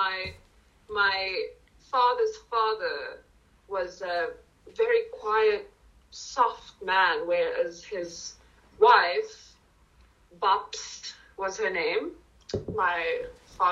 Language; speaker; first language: English; non-native, local second language; Afrikaans